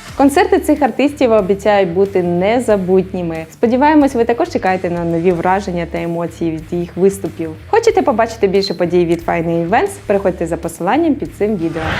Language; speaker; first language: Ukrainian; native; Ukrainian